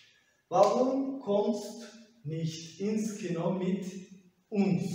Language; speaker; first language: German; non-native, learner; Turkish